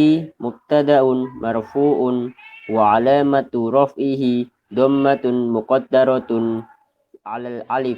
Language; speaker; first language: Arabic; non-native, learner; Indonesian